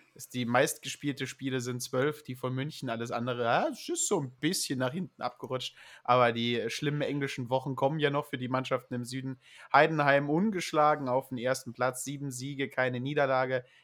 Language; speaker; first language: German; native; German